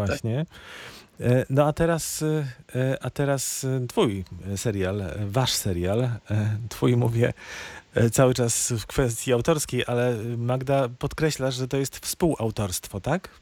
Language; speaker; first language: Polish; native; Polish